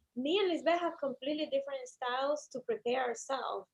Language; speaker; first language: English; non-native, fluent; Spanish